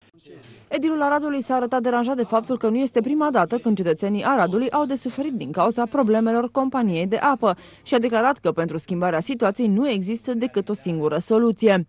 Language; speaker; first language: Romanian; native; Romanian